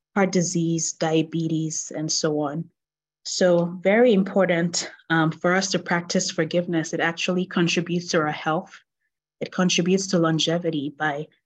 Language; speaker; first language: English; non-native, local second language; Yoruba